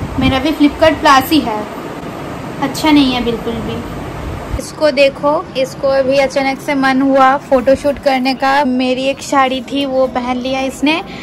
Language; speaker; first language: Hindi; non-native, local second language; Bangla